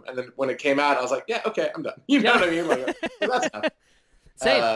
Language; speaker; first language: English; native; English